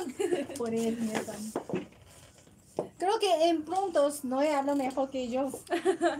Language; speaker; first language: Spanish; non-native, learner; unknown